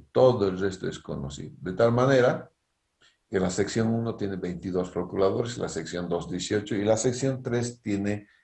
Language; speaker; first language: Spanish; native; Spanish